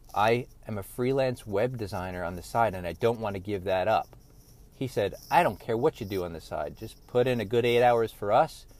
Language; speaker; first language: English; native; English